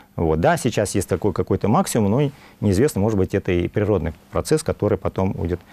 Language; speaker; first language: Russian; native; Russian